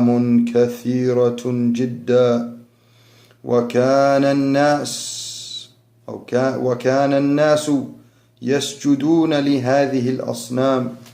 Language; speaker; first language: Arabic; non-native, fluent; English